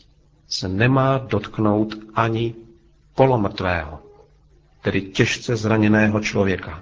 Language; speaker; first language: Czech; native; Czech